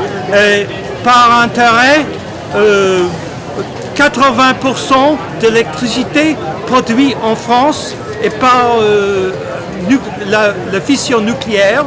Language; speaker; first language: French; non-native, fluent; English